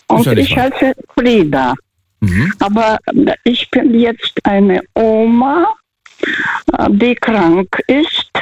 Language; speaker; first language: German; non-native, fluent; Russian